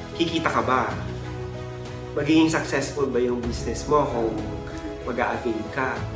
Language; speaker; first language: Filipino; native; Filipino